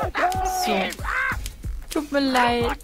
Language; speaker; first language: German; native; German